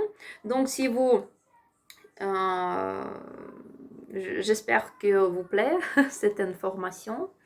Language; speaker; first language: French; non-native, learner; Ukrainian